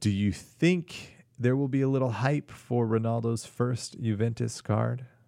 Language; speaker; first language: English; native; English